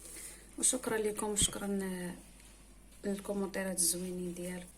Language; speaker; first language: Arabic; native; Arabic